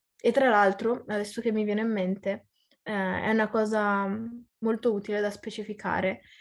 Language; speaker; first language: Italian; early bilingual, other home language; Arabic